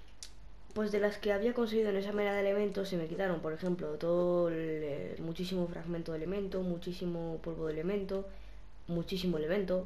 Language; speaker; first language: Spanish; native; Spanish